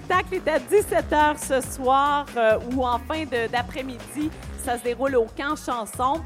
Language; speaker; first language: French; native; French